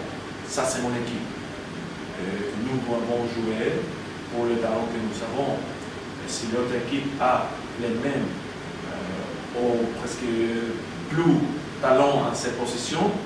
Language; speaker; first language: French; non-native, learner; Spanish